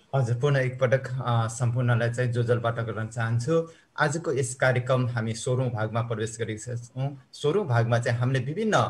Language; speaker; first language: Nepali; non-native, local second language; Newari